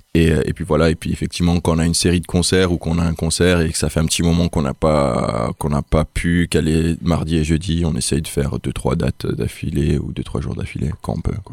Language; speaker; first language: French; early bilingual, heritage; French